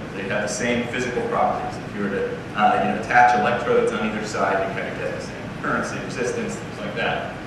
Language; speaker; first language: English; native; English